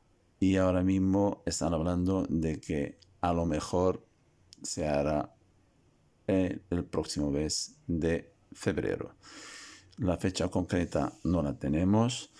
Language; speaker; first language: Spanish; non-native, fluent; Arabic